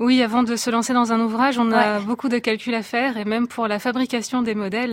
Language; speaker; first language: French; native; French